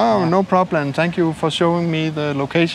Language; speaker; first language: English; non-native, learner; Swedish